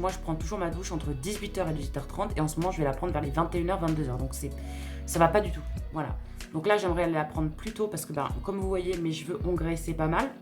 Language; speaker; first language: French; native; French